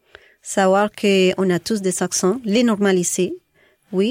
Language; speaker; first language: French; non-native, fluent; Spanish